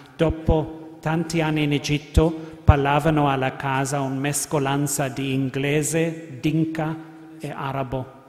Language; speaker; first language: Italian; non-native, learner; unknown